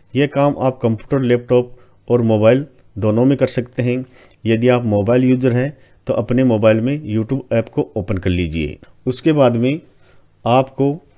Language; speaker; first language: Hindi; native; Hindi